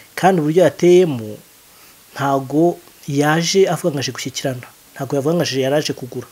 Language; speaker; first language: Kinyarwanda; native; Kinyarwanda